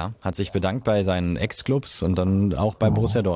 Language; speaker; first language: German; native; German